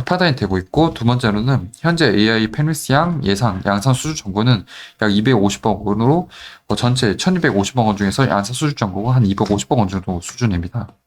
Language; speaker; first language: Korean; native; Korean